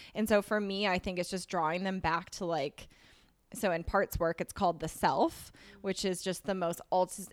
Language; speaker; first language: English; native; English